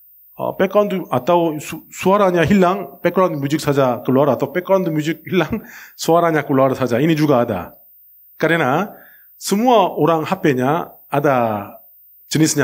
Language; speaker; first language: Indonesian; non-native, learner; Korean